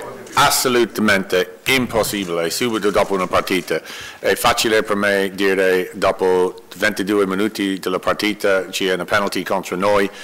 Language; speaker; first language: Italian; non-native, learner; English